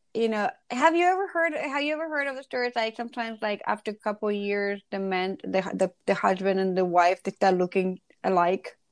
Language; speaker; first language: English; non-native, fluent; Spanish